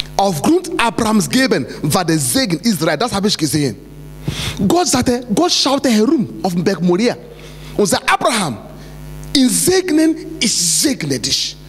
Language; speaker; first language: German; non-native, fluent; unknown